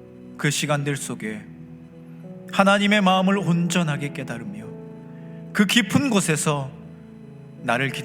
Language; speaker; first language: Korean; native; Korean